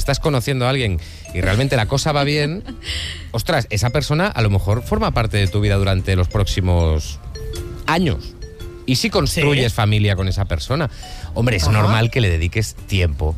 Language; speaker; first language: Spanish; native; Spanish